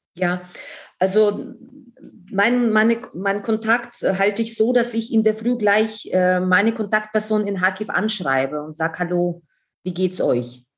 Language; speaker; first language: German; non-native, fluent; Russian